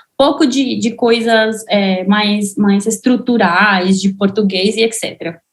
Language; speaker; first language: Portuguese; non-native, fluent; Spanish